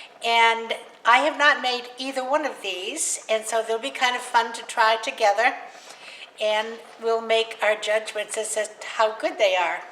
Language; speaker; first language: English; native; English